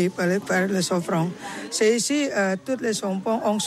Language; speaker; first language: French; non-native, learner; Balinese